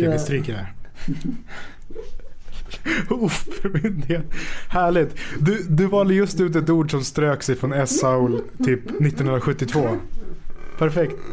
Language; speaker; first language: Swedish; native; Swedish